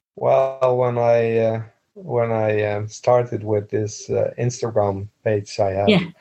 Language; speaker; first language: English; non-native, fluent; Dutch